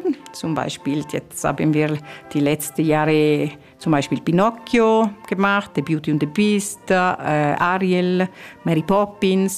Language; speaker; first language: German; non-native, learner; Italian